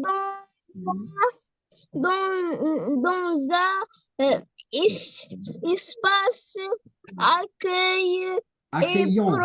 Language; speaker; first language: French; non-native, learner; Arabic